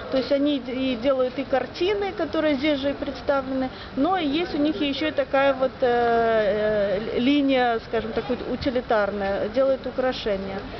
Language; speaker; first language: Russian; native; Russian